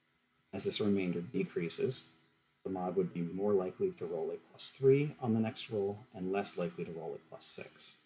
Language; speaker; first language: English; native; English